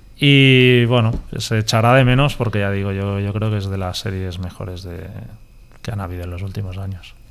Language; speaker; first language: Spanish; non-native, local second language; Catalan